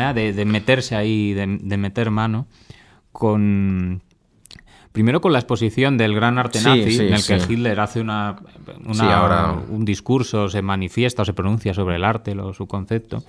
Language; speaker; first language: Spanish; native; Spanish